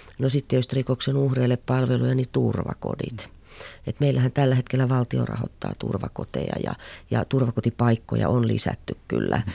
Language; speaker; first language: Finnish; native; Finnish